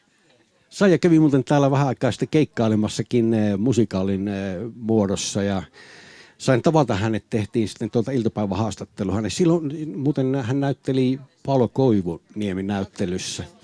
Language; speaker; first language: Finnish; native; Finnish